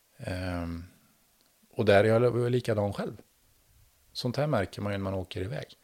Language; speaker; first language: Swedish; native; Swedish